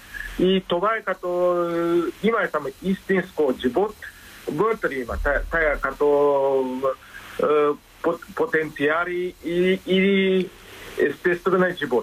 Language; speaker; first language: Bulgarian; non-native, learner; Japanese